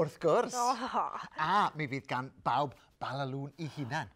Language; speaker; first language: Welsh; native; Welsh